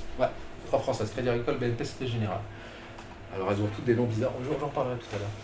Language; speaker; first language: French; non-native, local second language; Arabic